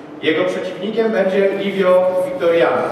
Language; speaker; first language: Polish; native; Polish